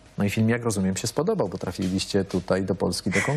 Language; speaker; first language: Polish; native; Polish